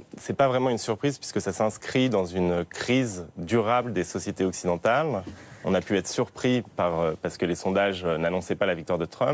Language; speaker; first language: French; native; French